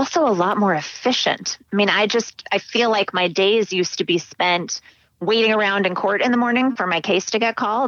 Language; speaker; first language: English; native; English